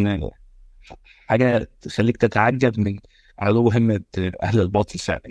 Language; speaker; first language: Arabic; native; Arabic